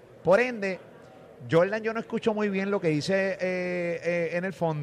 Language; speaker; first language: Spanish; native; Spanish